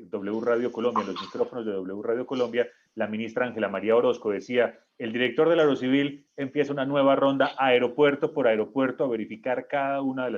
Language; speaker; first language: Spanish; native; Spanish